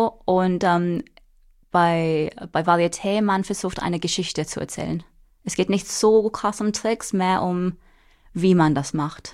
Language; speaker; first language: German; non-native, fluent; English